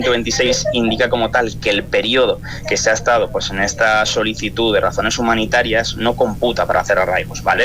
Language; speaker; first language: Spanish; native; Spanish